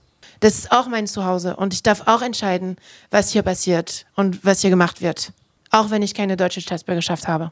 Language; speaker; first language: German; non-native, fluent; French